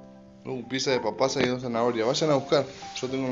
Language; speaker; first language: Spanish; native; Spanish